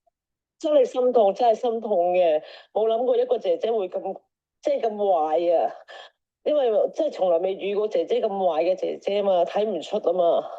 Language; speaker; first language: Cantonese; native; Cantonese